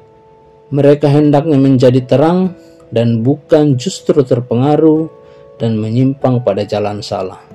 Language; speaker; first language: Indonesian; native; Indonesian